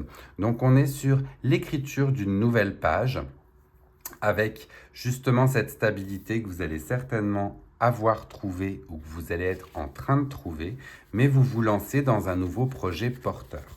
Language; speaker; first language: French; native; French